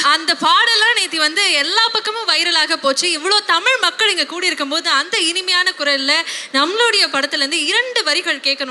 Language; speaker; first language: Tamil; native; Tamil